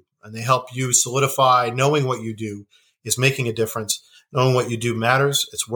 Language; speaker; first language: English; native; English